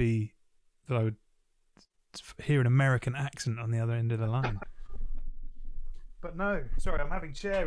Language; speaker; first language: English; native; English